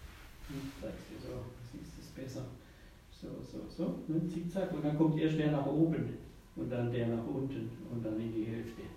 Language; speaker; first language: German; native; German